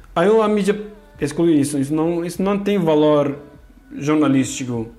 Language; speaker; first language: Portuguese; non-native, fluent; Kurdish